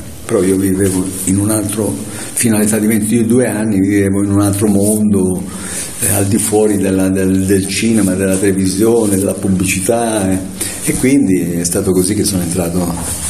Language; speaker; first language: Italian; native; Italian